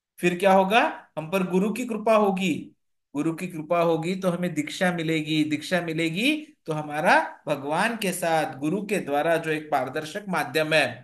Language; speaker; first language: Hindi; non-native, local second language; Marathi